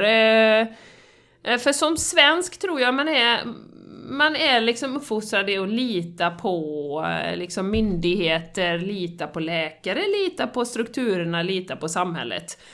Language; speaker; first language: Swedish; native; Swedish